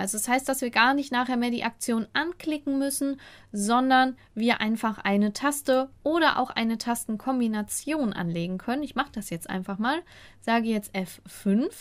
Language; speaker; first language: German; native; German